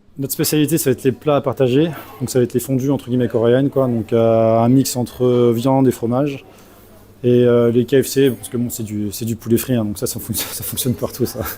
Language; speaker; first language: French; native; French